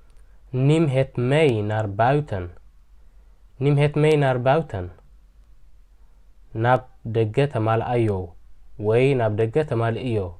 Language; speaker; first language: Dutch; non-native, fluent; Tigrinya